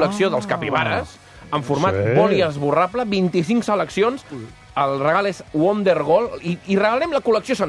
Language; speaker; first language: Catalan; native; Catalan